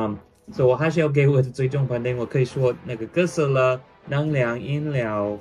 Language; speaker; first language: Chinese; non-native, fluent; English